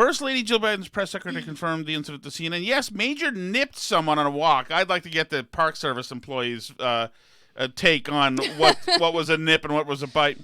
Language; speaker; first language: English; native; English